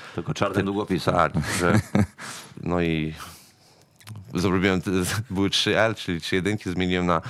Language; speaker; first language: Polish; native; Polish